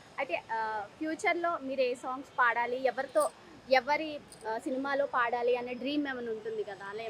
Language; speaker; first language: Telugu; native; Telugu